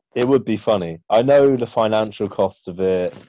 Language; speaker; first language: English; native; English